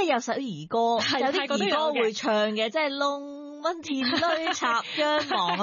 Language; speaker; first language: Cantonese; native; Cantonese